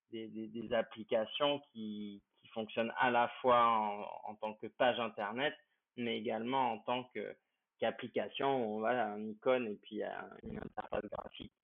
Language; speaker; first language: French; native; French